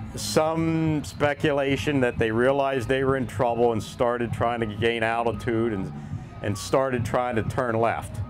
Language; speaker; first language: English; native; English